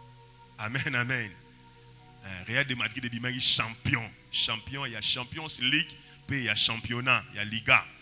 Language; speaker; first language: French; non-native, local second language; Lingala